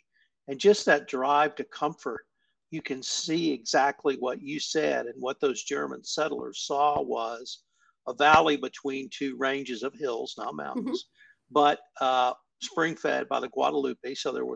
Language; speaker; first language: English; native; English